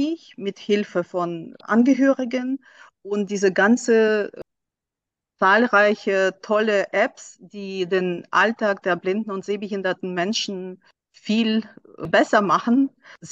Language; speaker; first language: German; non-native, fluent; Russian